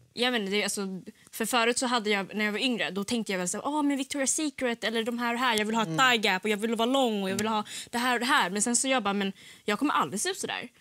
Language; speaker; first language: Swedish; early bilingual, other home language; Vietnamese